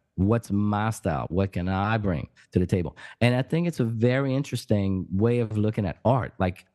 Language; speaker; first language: English; non-native, fluent; French